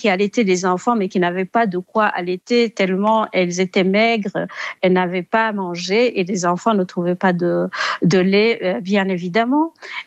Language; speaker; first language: French; non-native, local second language; Rundi